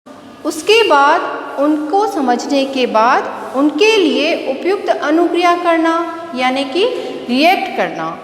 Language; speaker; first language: Hindi; native; Hindi